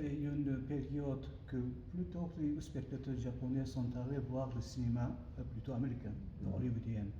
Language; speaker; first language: French; non-native, learner; Japanese